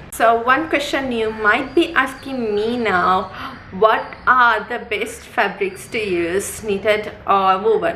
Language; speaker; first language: English; non-native, local second language; Sinhala